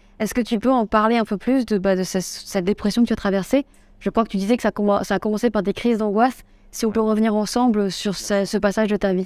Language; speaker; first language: French; native; French